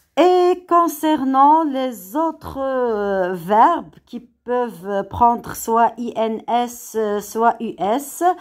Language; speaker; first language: French; non-native, local second language; Arabic